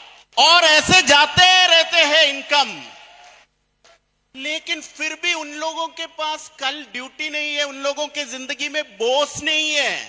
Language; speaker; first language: Hindi; non-native, fluent; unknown